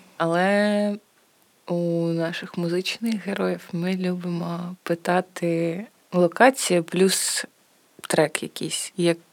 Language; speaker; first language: Ukrainian; native; Ukrainian